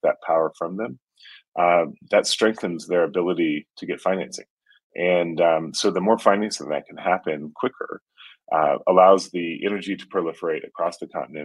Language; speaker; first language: English; native; English